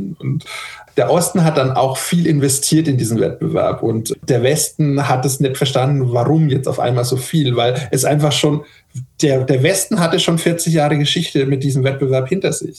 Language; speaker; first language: German; native; German